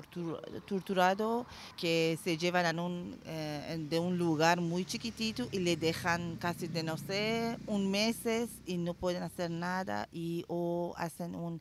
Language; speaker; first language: Spanish; non-native, learner; Persian